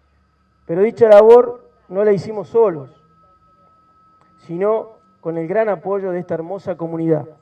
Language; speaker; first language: Spanish; native; Spanish